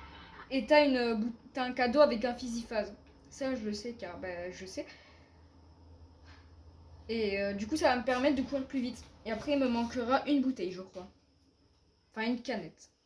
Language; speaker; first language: French; native; French